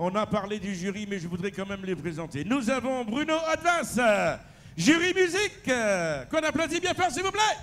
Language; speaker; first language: French; native; French